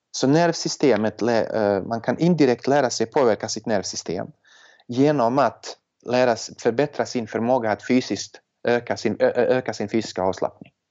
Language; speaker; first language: Swedish; non-native, fluent; Serbian